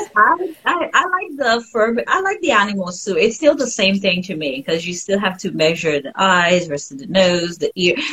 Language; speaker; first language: English; non-native, fluent; French